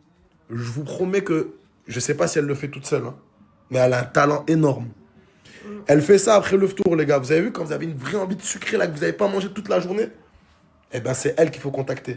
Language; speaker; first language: French; native; French